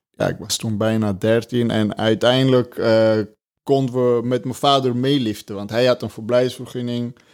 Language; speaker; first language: Dutch; early bilingual, other home language; Armenian